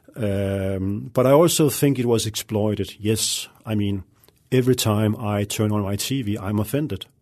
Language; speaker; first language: English; non-native, fluent; Danish